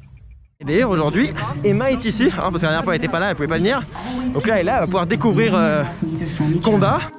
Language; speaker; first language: French; native; French